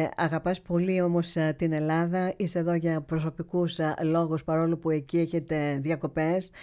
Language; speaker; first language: Greek; native; Greek